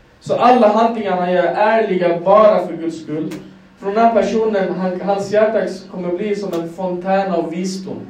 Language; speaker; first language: Swedish; non-native, fluent; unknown